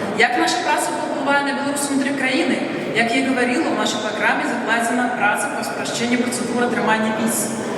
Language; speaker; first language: Belarusian; non-native, local second language; Russian